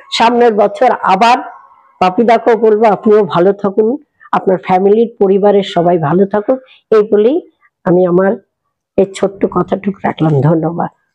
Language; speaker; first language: Bangla; native; Bangla